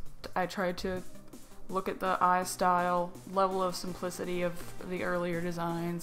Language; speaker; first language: English; native; English